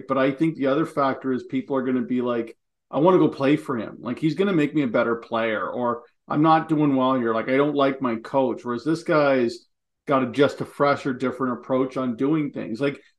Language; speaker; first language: English; native; English